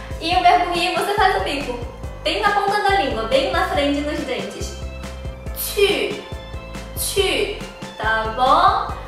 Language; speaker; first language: Portuguese; non-native, fluent; Chinese